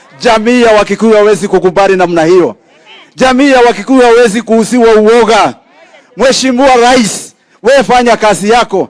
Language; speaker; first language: Swahili; non-native, local second language; Kikuyu